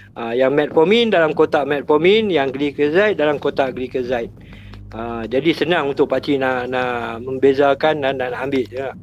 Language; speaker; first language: Malay; native; Malay